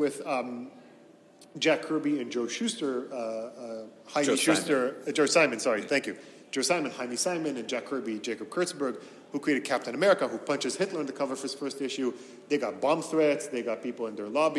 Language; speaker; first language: English; non-native, fluent; Hebrew